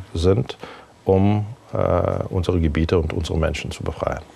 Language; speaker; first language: German; non-native, fluent; Ukrainian